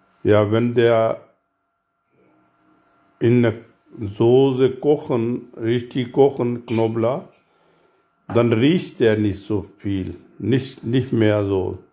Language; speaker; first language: German; non-native, learner; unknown